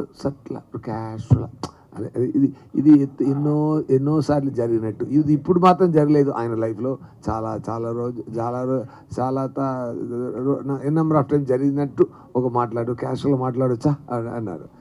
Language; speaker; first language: Telugu; non-native, fluent; Tamil